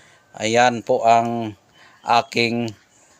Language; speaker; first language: Filipino; non-native, local second language; Cebuano